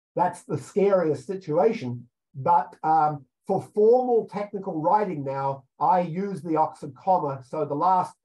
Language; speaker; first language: English; native; English